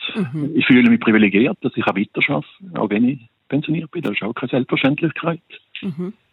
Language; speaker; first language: German; native; German